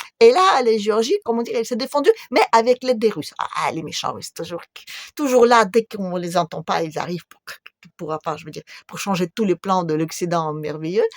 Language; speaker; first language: French; non-native, fluent; Russian